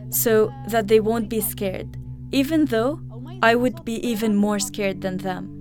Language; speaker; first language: English; early bilingual, other home language; Arabic